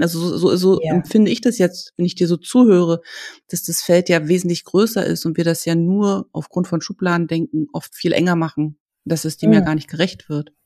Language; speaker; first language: German; native; German